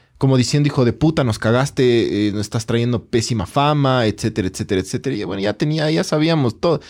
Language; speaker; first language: Spanish; native; Spanish